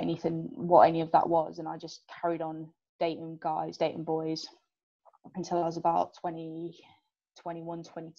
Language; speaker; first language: English; native; English